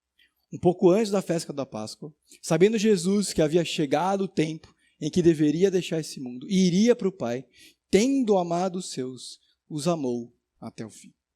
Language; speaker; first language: Portuguese; native; Portuguese